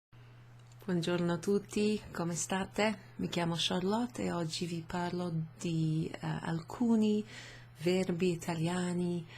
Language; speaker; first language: Italian; non-native, fluent; English